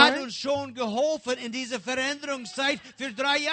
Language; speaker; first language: German; non-native, learner; English